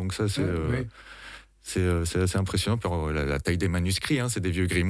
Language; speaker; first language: French; native; French